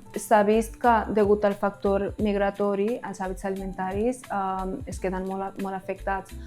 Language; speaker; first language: Catalan; non-native, fluent; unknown